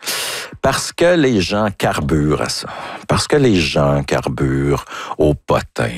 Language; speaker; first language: French; native; French